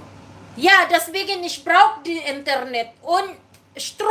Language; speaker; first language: German; non-native, learner; Filipino